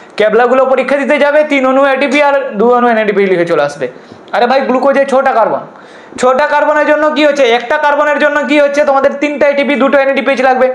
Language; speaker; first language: Bangla; non-native, local second language; Hindi